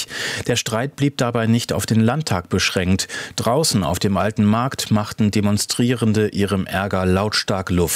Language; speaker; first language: German; native; German